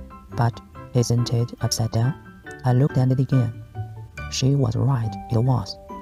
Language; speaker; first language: English; non-native, learner; Chinese